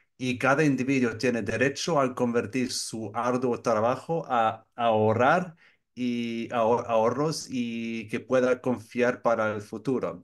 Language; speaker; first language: Spanish; non-native, learner; English